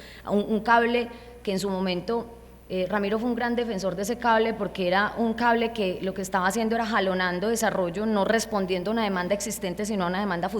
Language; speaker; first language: Spanish; native; Spanish